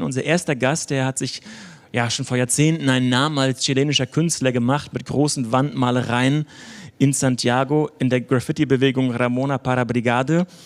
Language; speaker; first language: German; native; German